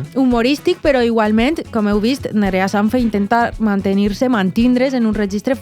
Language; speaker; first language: Catalan; native; Catalan